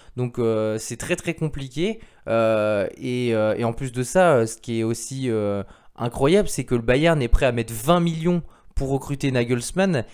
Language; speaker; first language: French; native; French